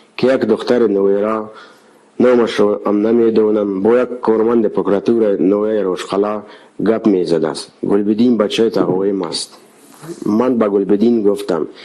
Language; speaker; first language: Tajik; non-native, local second language; Shughni